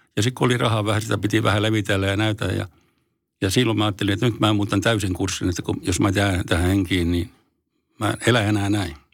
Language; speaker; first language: Finnish; native; Finnish